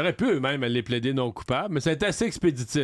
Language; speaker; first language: French; native; French